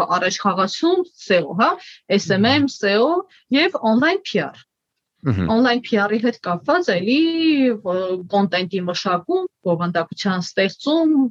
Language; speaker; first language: Armenian; native; Armenian